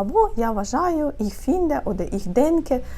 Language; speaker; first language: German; non-native, fluent; Ukrainian